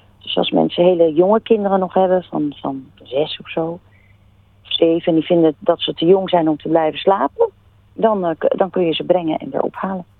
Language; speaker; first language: Dutch; native; Dutch